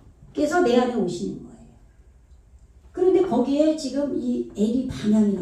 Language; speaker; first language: Korean; native; Korean